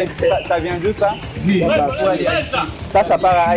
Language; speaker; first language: French; non-native, learner; English